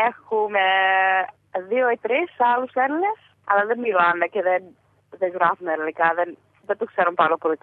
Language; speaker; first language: Greek; early bilingual, heritage; Greek